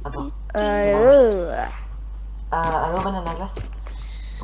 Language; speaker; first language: French; native; French